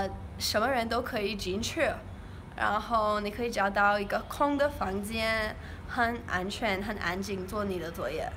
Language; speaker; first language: Chinese; non-native, learner; English